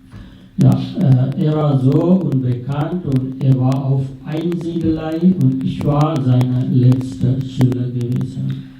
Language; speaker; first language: German; non-native, fluent; Sinhala